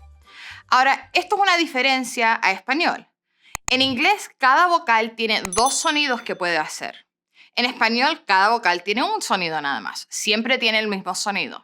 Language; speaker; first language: Spanish; non-native, fluent; English